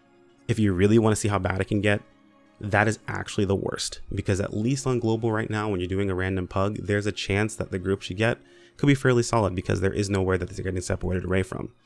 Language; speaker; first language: English; native; English